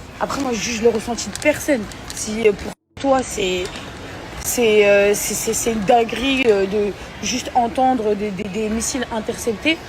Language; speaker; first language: French; native; French